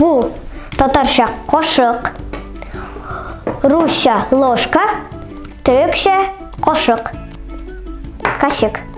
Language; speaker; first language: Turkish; non-native, learner; Tatar